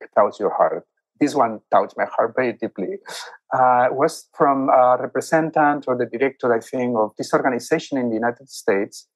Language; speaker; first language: English; non-native, fluent; Spanish